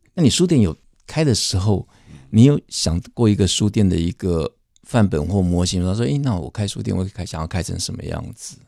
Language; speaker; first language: Chinese; native; Chinese